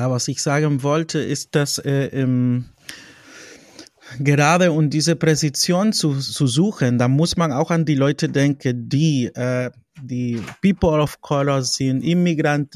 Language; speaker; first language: German; non-native, fluent; Spanish